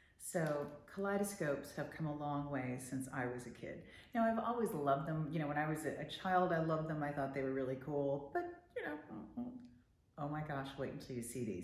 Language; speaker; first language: English; native; English